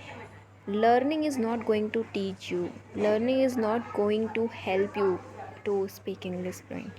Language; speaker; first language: English; non-native, local second language; Hindi